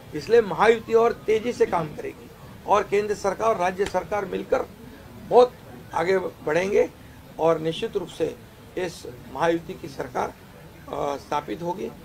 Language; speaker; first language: Hindi; non-native, local second language; Marathi